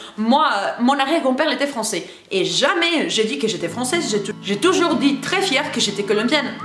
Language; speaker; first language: French; non-native, learner; Spanish